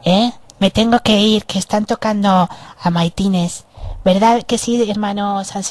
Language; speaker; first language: Spanish; native; Spanish